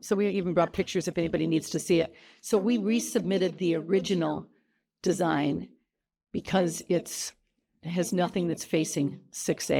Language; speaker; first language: English; native; English